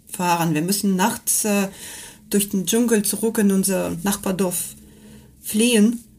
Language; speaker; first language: German; non-native, fluent; Russian